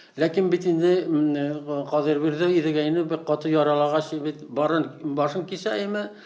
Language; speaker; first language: Tatar; native; Tatar